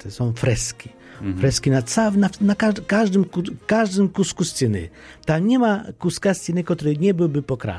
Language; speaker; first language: Polish; non-native, fluent; Ukrainian